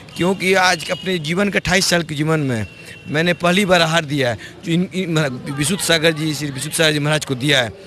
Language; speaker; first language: Hindi; native; Hindi